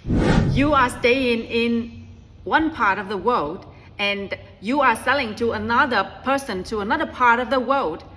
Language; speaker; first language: English; non-native, fluent; Vietnamese